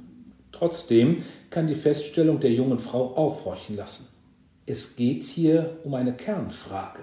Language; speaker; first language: German; native; German